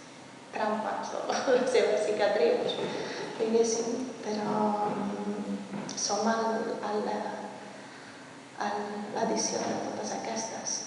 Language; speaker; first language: Catalan; early bilingual, heritage; Catalan